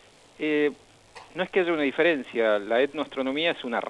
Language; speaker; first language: Spanish; native; Spanish